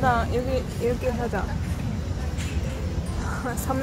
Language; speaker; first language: Korean; non-native, fluent; Japanese